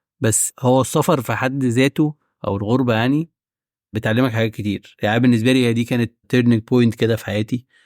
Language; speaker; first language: Egyptian Arabic; native; Egyptian Arabic